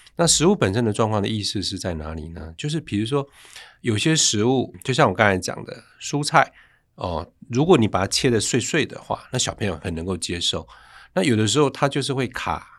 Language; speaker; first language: Chinese; native; Chinese